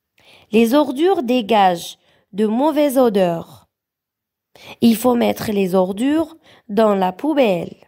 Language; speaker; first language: French; non-native, local second language; Arabic